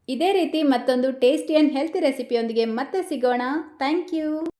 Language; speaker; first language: Kannada; native; Kannada